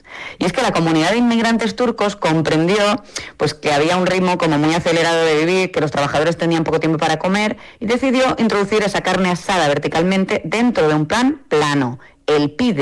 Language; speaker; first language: Spanish; native; Spanish